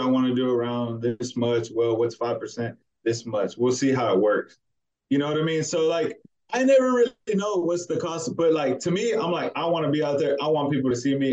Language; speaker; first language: English; early bilingual, other home language; Spanish